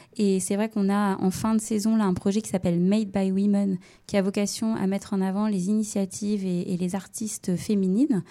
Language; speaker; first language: French; native; French